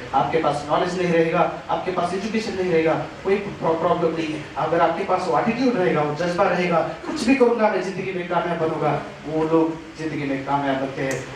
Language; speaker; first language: Hindi; non-native, local second language; Marathi